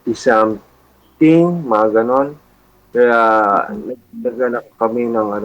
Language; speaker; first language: Filipino; native; Filipino